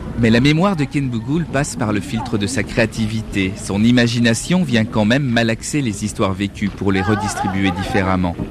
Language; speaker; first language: French; native; French